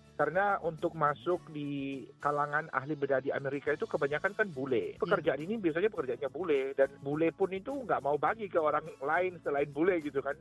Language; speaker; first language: Indonesian; native; Indonesian